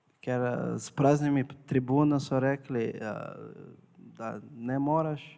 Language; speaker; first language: Slovenian; non-native, fluent; Portuguese